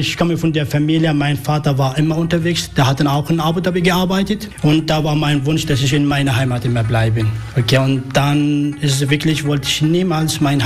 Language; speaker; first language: German; non-native, learner; Arabic